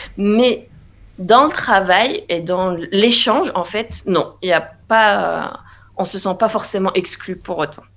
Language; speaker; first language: French; non-native, local second language; Arabic